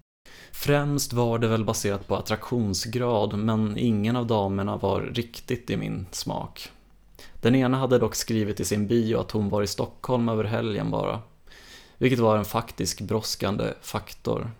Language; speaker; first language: Swedish; native; Swedish